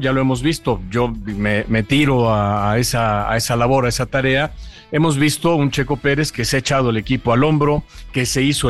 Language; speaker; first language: Spanish; native; Spanish